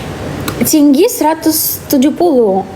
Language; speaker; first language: Indonesian; non-native, fluent; Russian